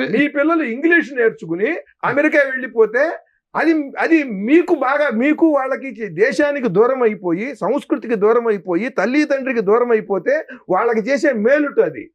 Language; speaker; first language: Telugu; native; Telugu